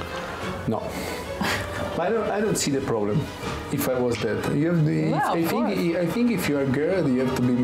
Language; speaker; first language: English; non-native, learner; Italian